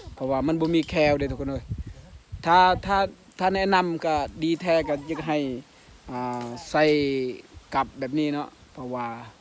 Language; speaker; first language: Lao; non-native, local second language; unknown